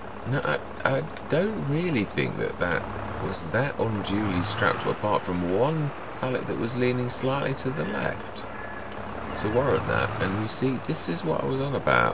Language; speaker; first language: English; native; English